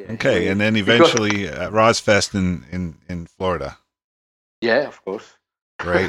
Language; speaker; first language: English; non-native, learner; Italian